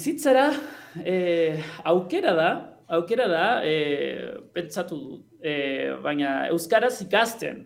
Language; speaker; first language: Basque; non-native, learner; Spanish